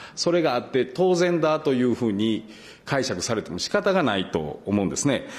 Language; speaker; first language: Japanese; native; Japanese